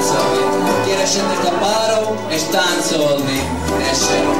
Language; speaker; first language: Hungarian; non-native, learner; Italian